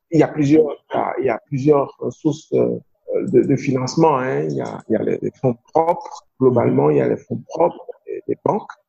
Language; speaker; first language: French; non-native, local second language; Fon